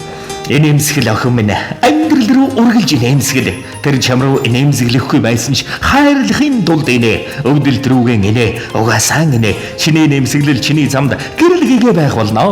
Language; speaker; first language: Mongolian; native; Mongolian